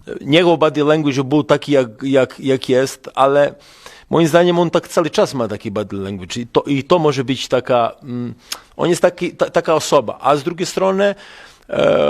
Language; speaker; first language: Polish; non-native, learner; Serbian